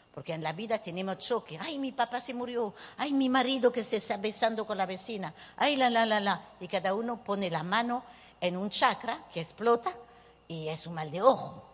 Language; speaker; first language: Spanish; early bilingual, heritage; Spanish